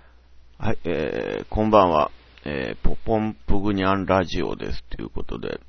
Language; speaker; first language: Japanese; native; Japanese